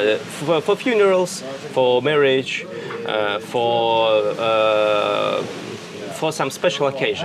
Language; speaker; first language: English; non-native, fluent; Russian